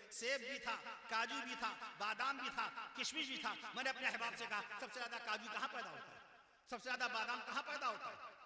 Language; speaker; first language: Urdu; native; Urdu